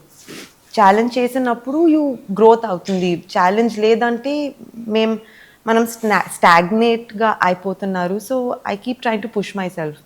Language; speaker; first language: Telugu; early bilingual, heritage; Telugu